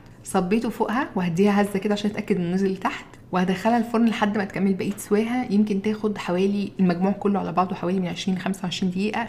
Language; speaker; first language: Arabic; native; Arabic